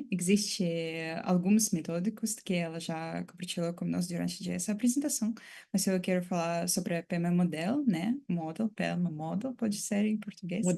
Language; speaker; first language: Portuguese; non-native, fluent; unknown